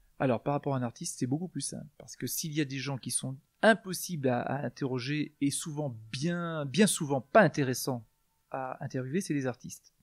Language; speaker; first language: French; native; French